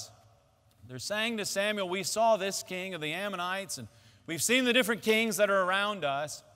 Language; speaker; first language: English; native; English